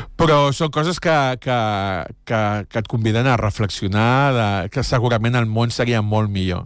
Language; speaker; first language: Catalan; native; Catalan